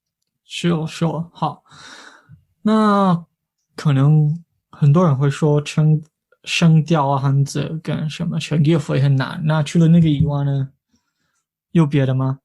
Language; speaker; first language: Chinese; non-native, fluent; English